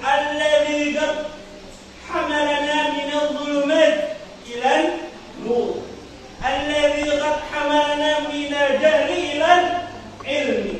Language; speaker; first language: Arabic; non-native, learner; Indonesian